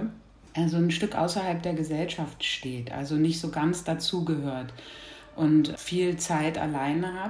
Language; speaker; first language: German; native; German